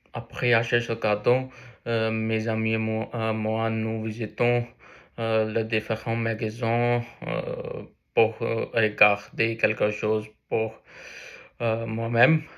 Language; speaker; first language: French; non-native, learner; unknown